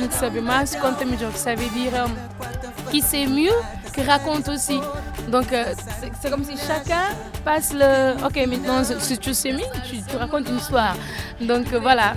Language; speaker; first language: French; non-native, fluent; Kabuverdianu